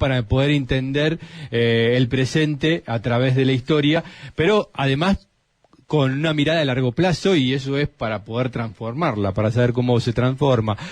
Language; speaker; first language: Spanish; native; Spanish